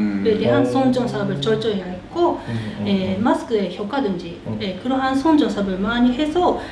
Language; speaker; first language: Korean; early bilingual, heritage; Korean